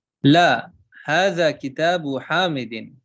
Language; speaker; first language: Arabic; non-native, learner; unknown